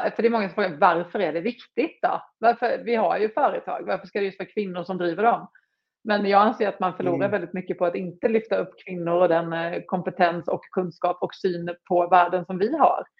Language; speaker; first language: Swedish; native; Swedish